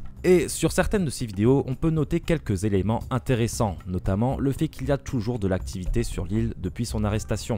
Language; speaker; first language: French; native; French